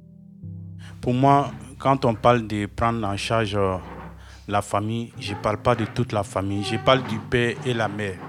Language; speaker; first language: French; non-native, fluent; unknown